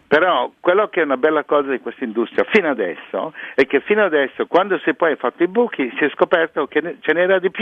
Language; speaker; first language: Italian; non-native, fluent; English